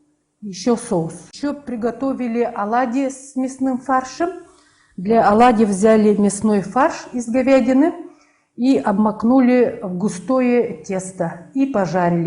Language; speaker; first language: Russian; non-native, local second language; Yakut